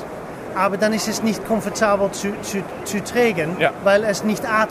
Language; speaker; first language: German; non-native, learner; English